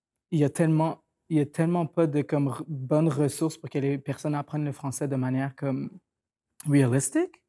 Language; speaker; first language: French; native; French